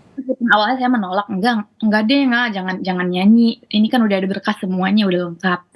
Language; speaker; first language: Indonesian; native; Indonesian